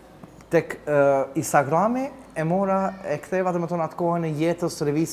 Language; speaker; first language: Albanian; native; Albanian